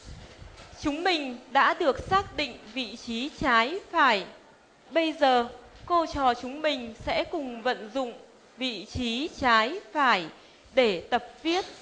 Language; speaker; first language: Vietnamese; native; Vietnamese